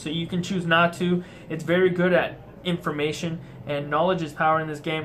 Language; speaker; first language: English; native; English